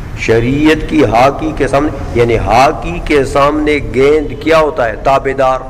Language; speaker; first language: Urdu; non-native, local second language; Pashto